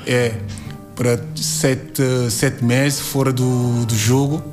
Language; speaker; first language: Portuguese; non-native, learner; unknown